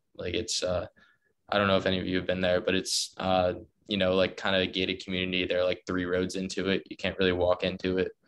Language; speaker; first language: English; native; English